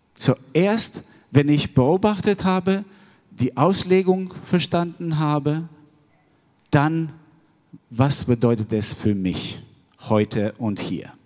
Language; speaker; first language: German; non-native, fluent; Albanian